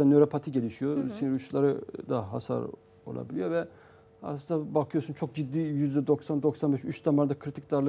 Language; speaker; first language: Turkish; native; Turkish